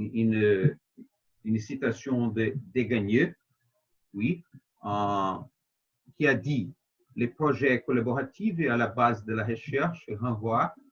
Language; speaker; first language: French; non-native, fluent; Portuguese